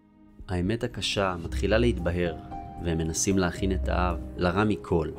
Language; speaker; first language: Hebrew; native; Hebrew